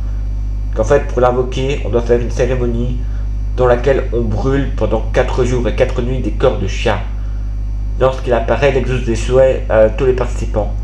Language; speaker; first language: French; native; French